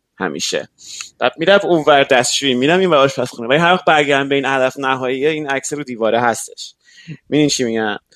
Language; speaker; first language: Persian; native; Persian